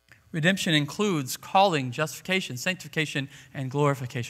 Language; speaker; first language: English; native; English